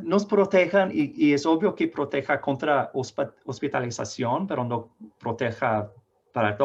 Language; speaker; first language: Spanish; non-native, fluent; English